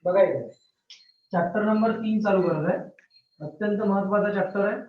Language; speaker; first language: Hindi; non-native, local second language; Marathi